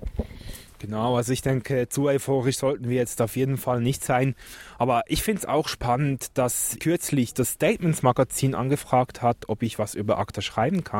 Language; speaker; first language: German; native; German